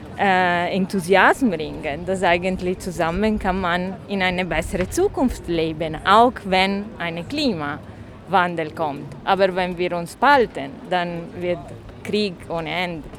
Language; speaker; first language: German; non-native, fluent; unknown